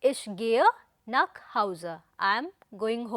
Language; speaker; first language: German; non-native, fluent; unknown